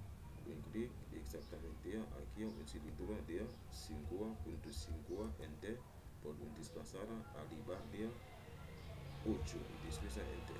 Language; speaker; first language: Spanish; non-native, learner; Haitian Creole